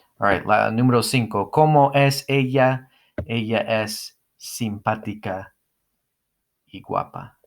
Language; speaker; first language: Spanish; non-native, fluent; English